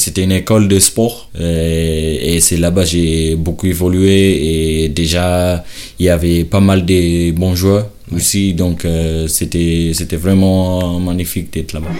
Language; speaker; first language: French; non-native, learner; Shona